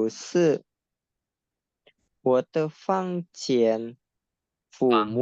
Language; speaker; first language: Chinese; non-native, learner; Indonesian